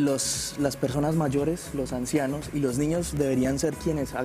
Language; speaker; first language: Spanish; native; Spanish